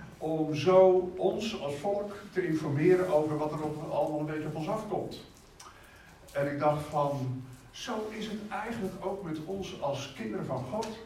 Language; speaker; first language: Dutch; native; Dutch